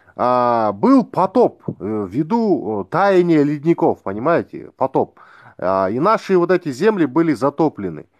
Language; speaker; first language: Russian; non-native, local second language; Kazakh